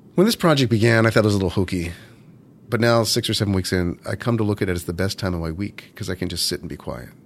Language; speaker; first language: English; native; English